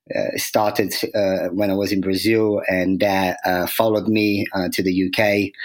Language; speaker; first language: English; non-native, fluent; Portuguese